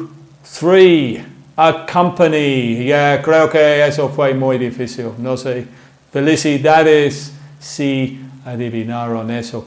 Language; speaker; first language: Spanish; non-native, fluent; English